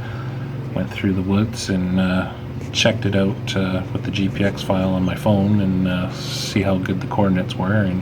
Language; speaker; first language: English; native; English